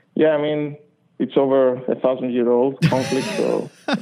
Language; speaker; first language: English; non-native, fluent; Greek